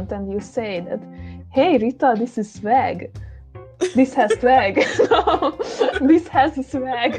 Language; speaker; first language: English; non-native, fluent; Hungarian